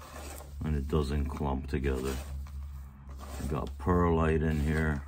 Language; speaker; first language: English; native; English